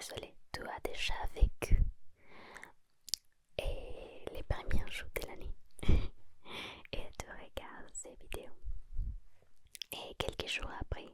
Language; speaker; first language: French; non-native, learner; Spanish